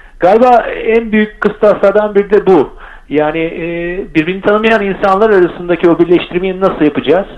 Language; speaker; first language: Turkish; native; Turkish